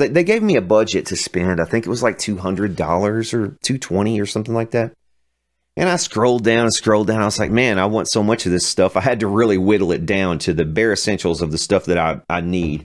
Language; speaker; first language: English; native; English